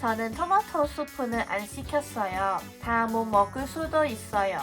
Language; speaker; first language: Korean; non-native, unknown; Cantonese